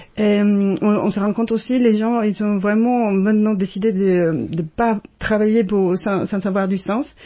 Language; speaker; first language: French; non-native, fluent; Spanish